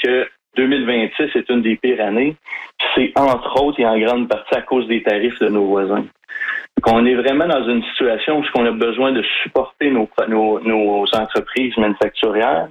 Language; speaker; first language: French; native; French